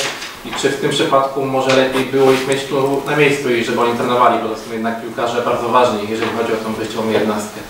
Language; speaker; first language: Polish; native; Polish